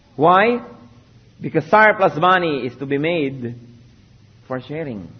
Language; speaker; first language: English; non-native, local second language; Filipino